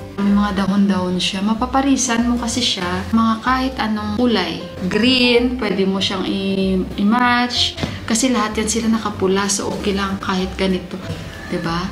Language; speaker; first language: Filipino; native; Filipino